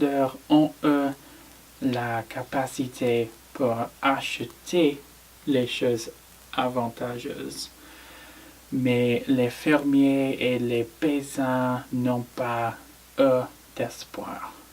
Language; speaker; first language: French; non-native, learner; English